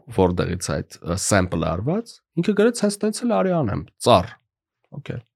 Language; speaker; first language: Armenian; native; Armenian